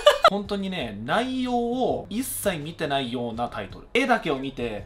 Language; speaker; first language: Japanese; early bilingual, other home language; English